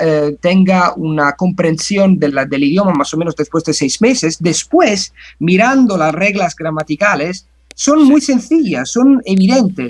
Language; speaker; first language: Spanish; non-native, fluent; Italian